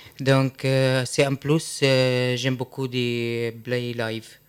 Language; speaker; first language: French; non-native, learner; Arabic